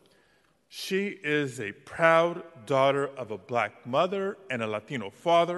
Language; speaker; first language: English; native; English